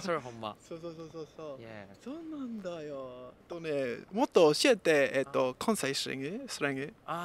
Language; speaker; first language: Japanese; non-native, learner; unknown